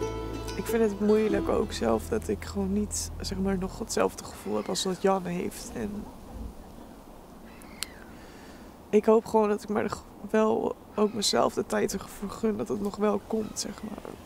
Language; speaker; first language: Dutch; native; Dutch